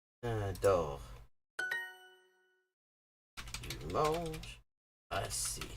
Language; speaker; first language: French; non-native, learner; English